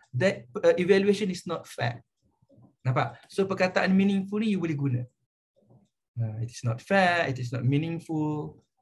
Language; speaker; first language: English; non-native, local second language; Malay